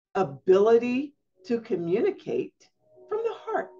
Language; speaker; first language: English; native; English